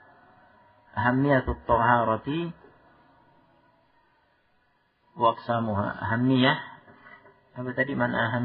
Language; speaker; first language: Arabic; non-native, fluent; Indonesian